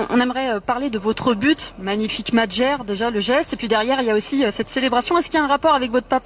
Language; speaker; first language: French; native; French